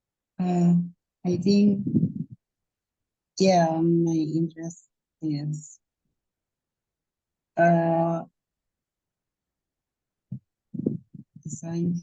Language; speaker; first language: English; non-native, learner; Indonesian